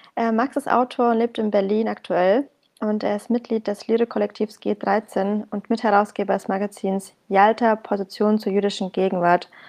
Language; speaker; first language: German; early bilingual, other home language; Arabic